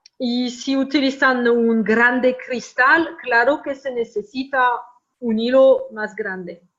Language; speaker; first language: Spanish; non-native, fluent; French